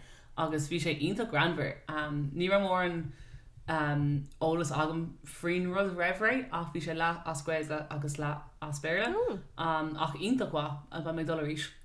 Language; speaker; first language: Irish; non-native, local second language; English